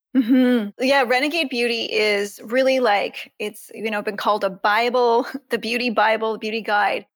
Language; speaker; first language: English; native; English